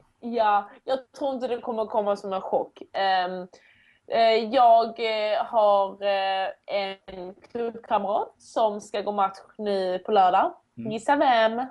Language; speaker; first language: Swedish; early bilingual, other home language; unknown